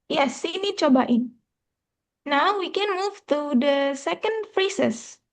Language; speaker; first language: English; non-native, fluent; Indonesian